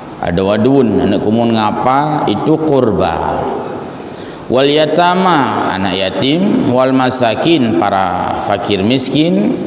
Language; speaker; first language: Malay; non-native, local second language; Achinese